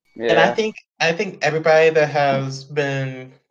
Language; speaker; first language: English; native; English